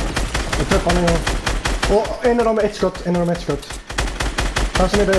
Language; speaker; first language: Swedish; early bilingual, other home language; Turkish